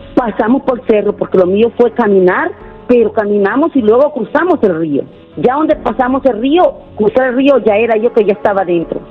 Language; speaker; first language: Spanish; native; Spanish